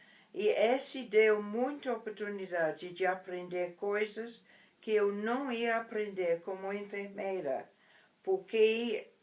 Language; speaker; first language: Portuguese; non-native, fluent; English